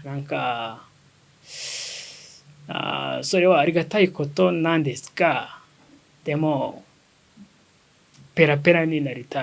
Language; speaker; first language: Japanese; non-native, learner; Kinyarwanda